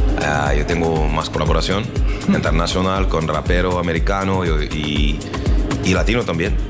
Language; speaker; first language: Spanish; non-native, learner; French